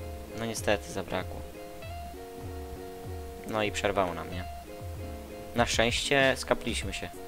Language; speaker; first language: Polish; native; Polish